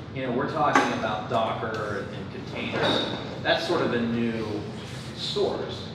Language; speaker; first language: English; native; English